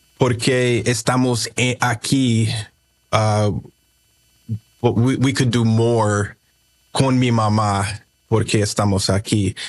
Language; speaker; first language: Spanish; early bilingual, heritage; English